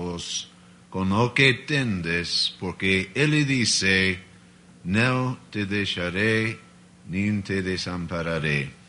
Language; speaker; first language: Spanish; non-native, learner; Portuguese